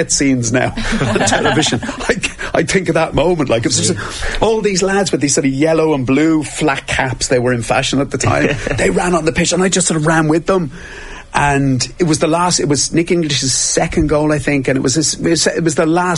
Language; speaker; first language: English; native; English